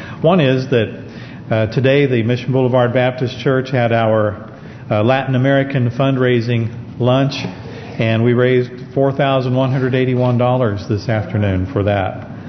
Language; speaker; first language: English; native; English